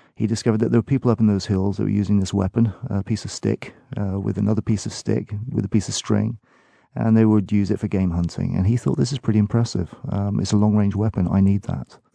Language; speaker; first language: English; native; English